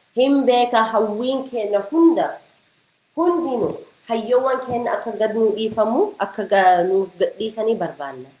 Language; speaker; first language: Oromo; early bilingual, heritage; Oromo